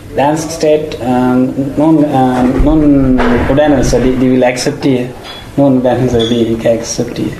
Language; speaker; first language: Danish; non-native, learner; Tamil